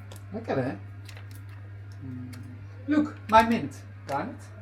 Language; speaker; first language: Dutch; native; Dutch